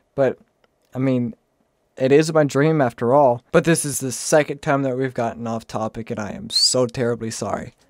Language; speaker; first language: English; native; English